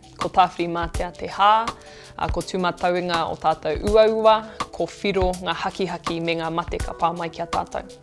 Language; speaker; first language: Māori; native; Māori